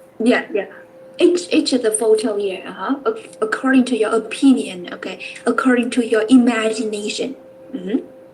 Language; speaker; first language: English; non-native, fluent; Vietnamese